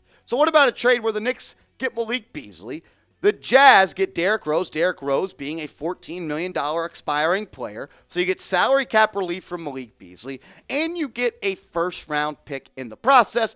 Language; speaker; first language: English; native; English